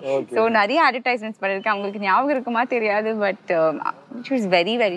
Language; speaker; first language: Tamil; non-native, fluent; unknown